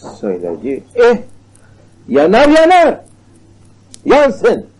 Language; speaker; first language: Turkish; non-native, learner; Arabic